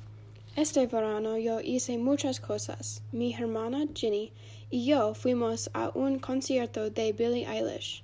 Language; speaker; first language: Spanish; non-native, learner; English